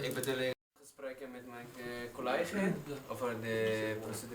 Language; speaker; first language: Dutch; non-native, learner; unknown